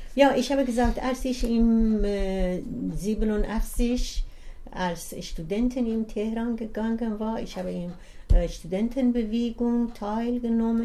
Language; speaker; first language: German; non-native, learner; Persian